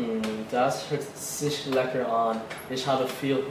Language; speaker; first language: German; non-native, learner; English